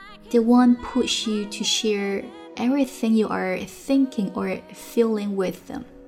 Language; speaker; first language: English; non-native, fluent; Chinese